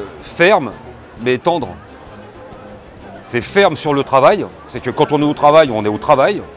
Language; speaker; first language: French; native; French